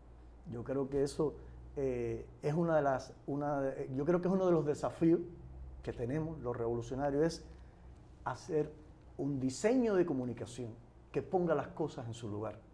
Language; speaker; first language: Spanish; native; Spanish